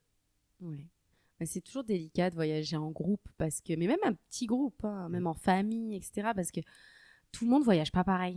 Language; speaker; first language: French; native; French